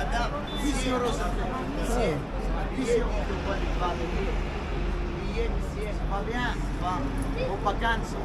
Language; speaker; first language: French; non-native, learner; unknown